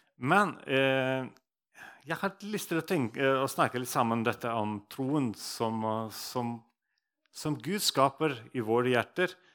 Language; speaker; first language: Norwegian; non-native, fluent; Russian